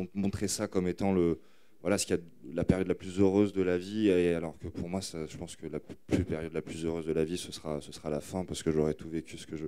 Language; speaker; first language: French; native; French